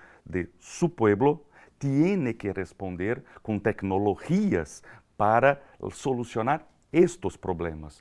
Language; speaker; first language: Spanish; non-native, learner; Portuguese